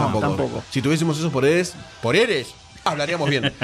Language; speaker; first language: Spanish; native; Spanish